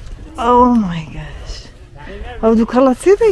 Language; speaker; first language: English; non-native, learner; Kurdish